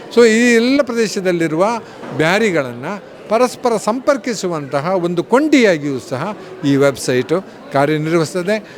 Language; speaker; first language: Kannada; non-native, local second language; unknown